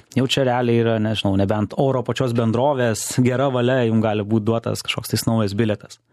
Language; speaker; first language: Lithuanian; native; Lithuanian